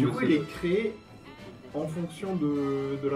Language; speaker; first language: French; native; French